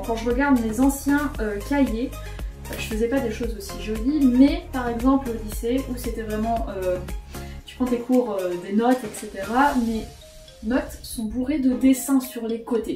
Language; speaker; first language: French; native; French